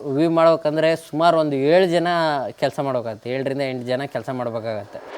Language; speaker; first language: Kannada; native; Kannada